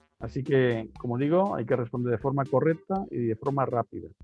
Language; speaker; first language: Spanish; native; Spanish